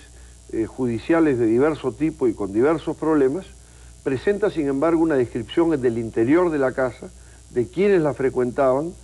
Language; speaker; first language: Spanish; native; Spanish